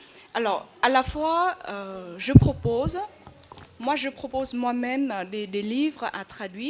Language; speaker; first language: French; non-native, fluent; Vietnamese